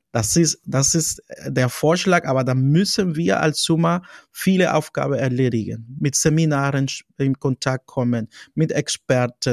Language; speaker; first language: German; non-native, fluent; Spanish